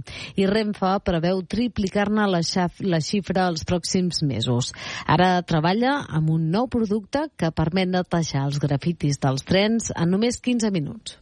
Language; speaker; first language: Catalan; native; Catalan